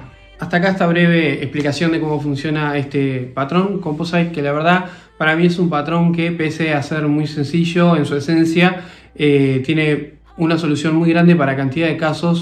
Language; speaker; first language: Spanish; native; Spanish